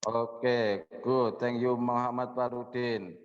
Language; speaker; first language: English; non-native, learner; Indonesian